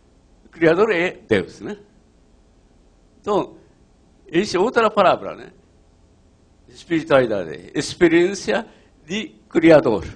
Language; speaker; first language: Portuguese; non-native, learner; Japanese